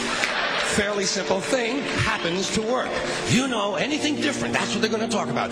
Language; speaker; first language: English; native; English